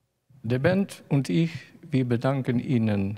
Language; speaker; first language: German; non-native, fluent; Dutch